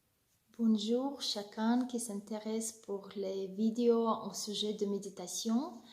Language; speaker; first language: French; non-native, learner; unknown